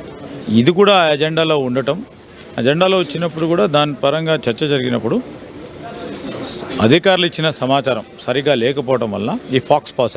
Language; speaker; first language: Telugu; native; Telugu